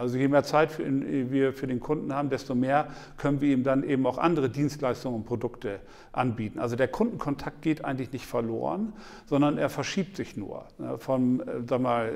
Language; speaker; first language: German; native; German